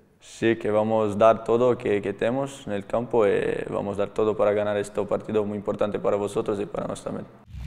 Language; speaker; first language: Spanish; non-native, learner; Portuguese